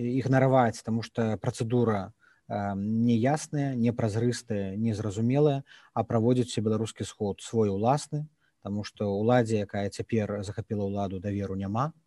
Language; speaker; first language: Belarusian; native; Belarusian